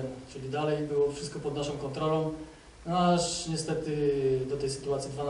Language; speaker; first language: Polish; native; Polish